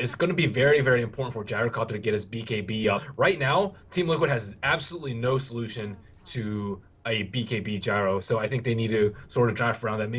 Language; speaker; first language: English; native; English